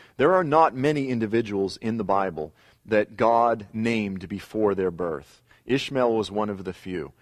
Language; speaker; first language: English; native; English